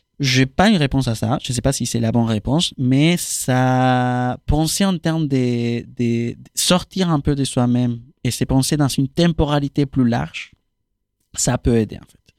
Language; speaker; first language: French; non-native, fluent; Spanish